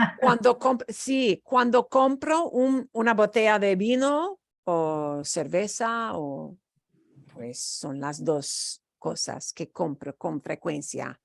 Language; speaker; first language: Spanish; non-native, fluent; English